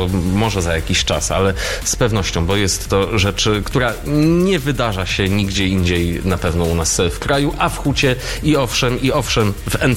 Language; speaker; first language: Polish; native; Polish